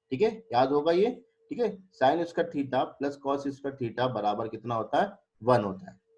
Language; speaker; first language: Hindi; native; Hindi